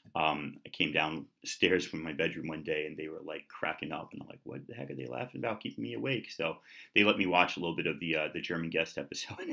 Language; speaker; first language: English; native; English